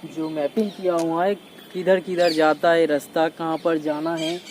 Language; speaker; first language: Hindi; non-native, local second language; Bangla